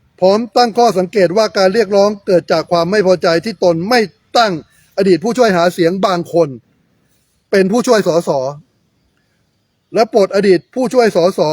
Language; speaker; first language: Thai; native; Thai